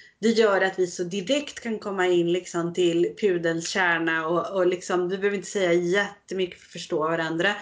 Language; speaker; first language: Swedish; early bilingual, other home language; Spanish